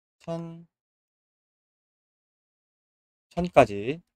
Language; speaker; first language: Korean; native; Korean